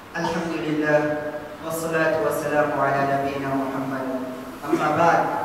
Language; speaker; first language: Arabic; non-native, fluent; Fula